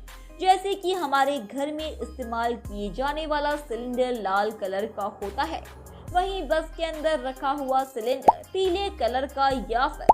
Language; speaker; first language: Hindi; native; Hindi